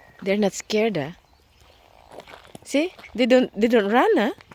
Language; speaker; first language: English; non-native, local second language; Filipino